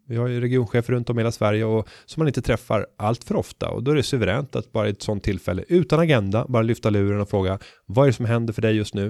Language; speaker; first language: Swedish; native; Swedish